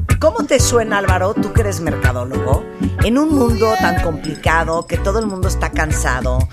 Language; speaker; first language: Spanish; native; Spanish